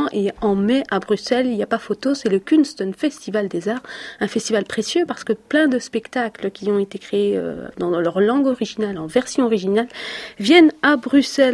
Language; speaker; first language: French; native; French